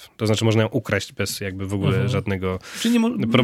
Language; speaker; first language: Polish; native; Polish